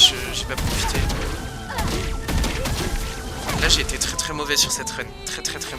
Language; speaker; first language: French; native; French